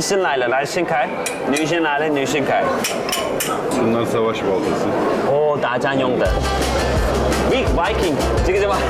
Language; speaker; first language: Chinese; non-native, fluent; Turkish